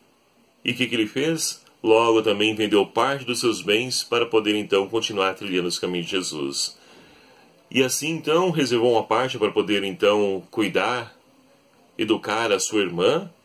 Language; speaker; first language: Portuguese; native; Portuguese